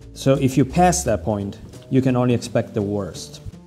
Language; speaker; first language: English; non-native, fluent; Italian